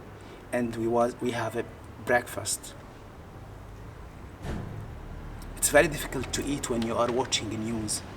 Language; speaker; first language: English; non-native, learner; Arabic